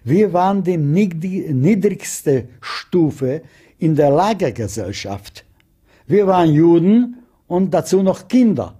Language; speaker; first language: German; non-native, fluent; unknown